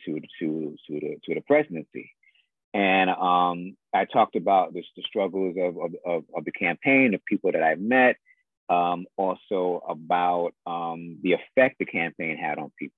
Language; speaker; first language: English; native; English